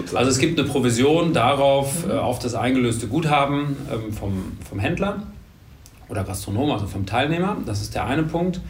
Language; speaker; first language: German; native; German